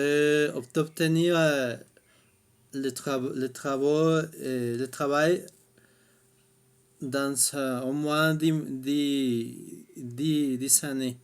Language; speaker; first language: French; non-native, fluent; Spanish